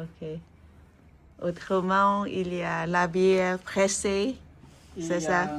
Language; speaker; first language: French; non-native, learner; English